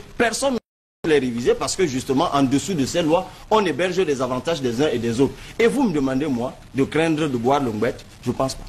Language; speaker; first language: French; non-native, local second language; Basaa